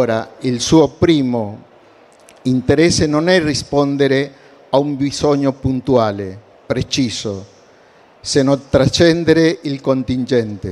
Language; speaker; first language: Italian; non-native, learner; Spanish